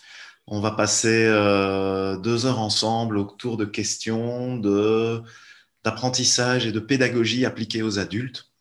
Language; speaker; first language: French; native; French